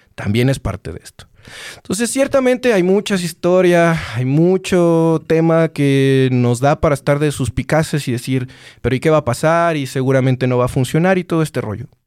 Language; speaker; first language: Spanish; native; Spanish